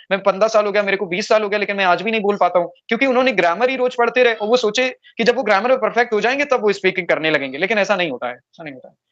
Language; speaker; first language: Hindi; native; Hindi